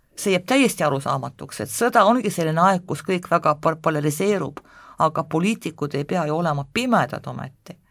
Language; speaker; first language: Estonian; non-native, local second language; Russian